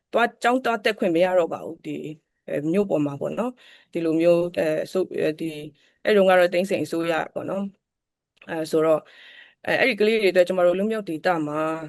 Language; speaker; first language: Burmese; non-native, local second language; Kachin